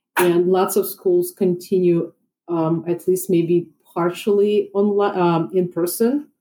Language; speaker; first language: English; non-native, fluent; Russian